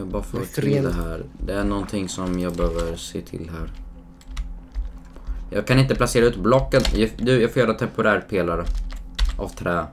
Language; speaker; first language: Swedish; native; Swedish